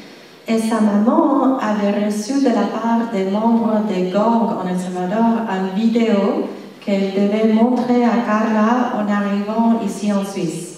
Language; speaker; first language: French; non-native, fluent; Spanish